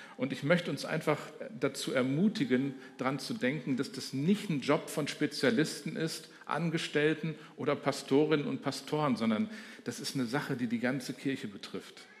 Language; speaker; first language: German; native; German